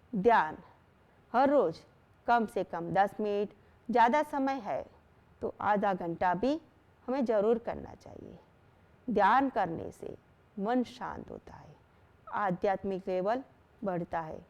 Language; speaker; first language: Hindi; non-native, local second language; Gujarati